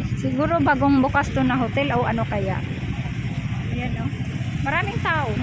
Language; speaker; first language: Filipino; non-native, local second language; Cebuano